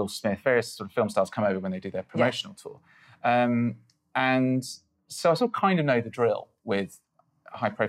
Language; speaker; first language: English; native; English